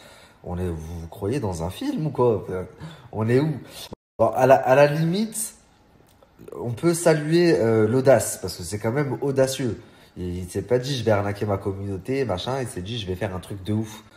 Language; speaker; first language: French; native; French